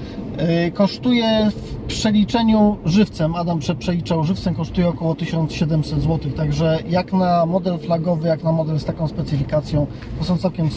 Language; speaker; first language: Polish; native; Polish